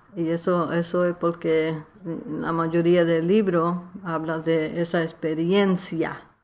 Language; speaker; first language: Spanish; early bilingual, heritage; Spanish